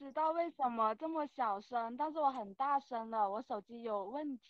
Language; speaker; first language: Chinese; non-native, learner; Indonesian